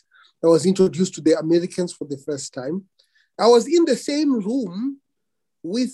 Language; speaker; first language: English; non-native, local second language; Venda